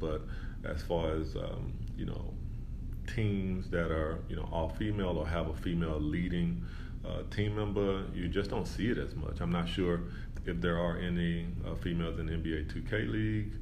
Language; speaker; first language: English; native; English